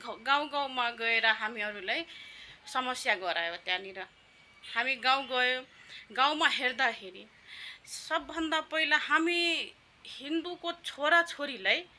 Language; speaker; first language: Nepali; non-native, local second language; Maithili